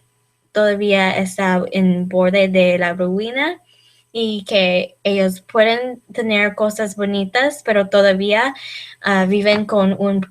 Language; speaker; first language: Spanish; non-native, learner; English